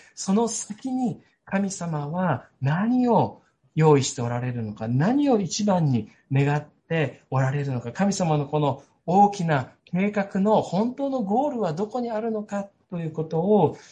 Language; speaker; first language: Japanese; native; Japanese